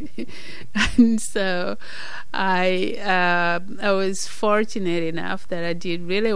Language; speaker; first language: English; non-native, local second language; Nyanja